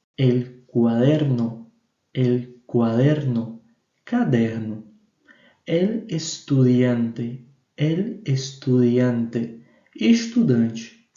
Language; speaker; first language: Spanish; non-native, fluent; Portuguese